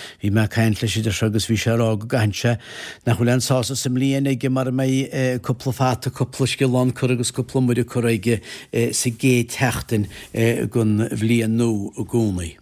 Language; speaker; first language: Irish; native; Irish